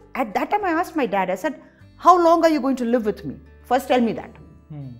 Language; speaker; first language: English; non-native, local second language; Tamil